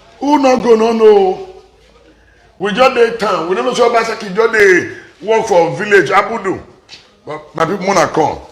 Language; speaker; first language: Nigerian Pidgin; non-native, local second language; Bini